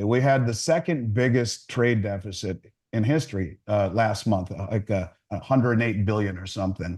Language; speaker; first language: English; native; English